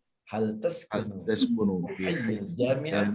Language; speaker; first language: Arabic; non-native, fluent; Indonesian